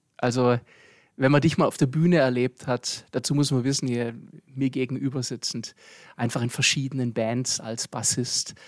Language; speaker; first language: German; native; German